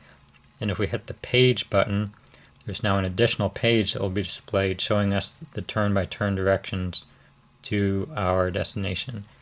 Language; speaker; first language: English; native; English